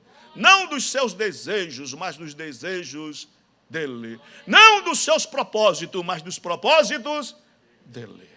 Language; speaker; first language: Portuguese; native; Portuguese